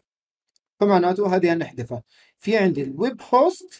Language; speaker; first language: Arabic; native; Arabic